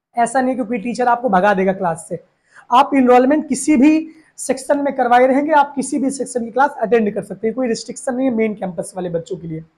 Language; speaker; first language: Hindi; native; Hindi